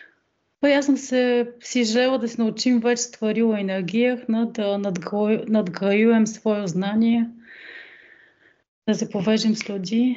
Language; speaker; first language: Slovenian; non-native, fluent; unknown